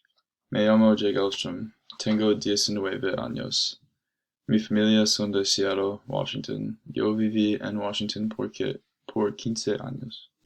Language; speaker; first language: Spanish; non-native, learner; English